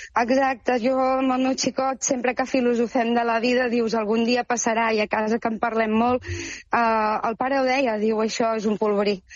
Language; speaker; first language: Catalan; native; Catalan